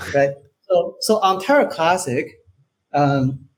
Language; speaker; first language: English; non-native, fluent; Chinese